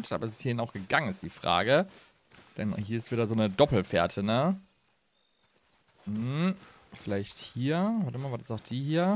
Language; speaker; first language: German; native; German